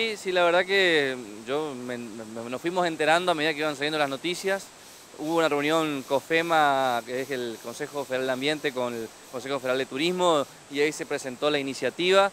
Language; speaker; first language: Spanish; native; Spanish